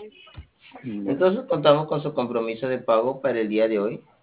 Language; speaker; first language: Spanish; native; Spanish